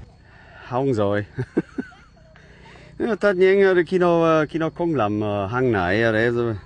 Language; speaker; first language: Vietnamese; non-native, learner; German